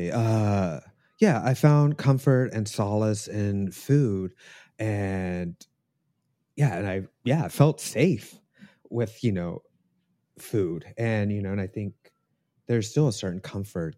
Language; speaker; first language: English; native; English